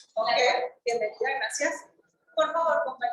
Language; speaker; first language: Spanish; native; Spanish